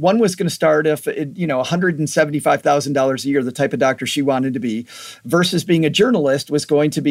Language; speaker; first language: English; native; English